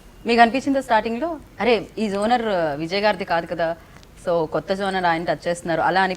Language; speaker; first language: Telugu; native; Telugu